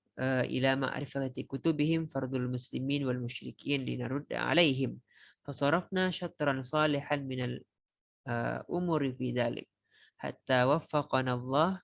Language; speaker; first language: Arabic; non-native, fluent; Indonesian